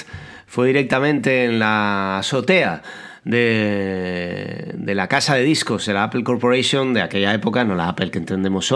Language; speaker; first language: Spanish; native; Spanish